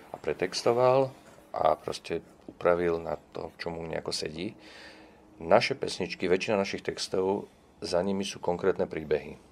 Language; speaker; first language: Slovak; non-native, local second language; Czech